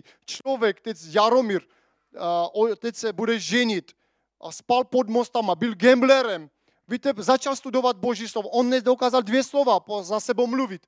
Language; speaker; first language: Czech; non-native, fluent; Armenian